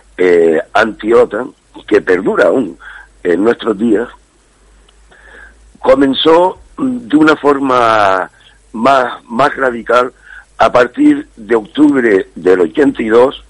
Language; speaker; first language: Spanish; native; Spanish